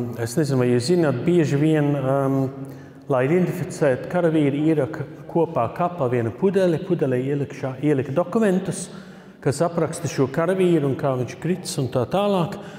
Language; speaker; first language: Latvian; early bilingual, heritage; Latvian